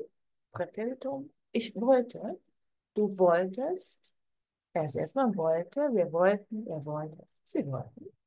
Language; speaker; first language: German; non-native, fluent; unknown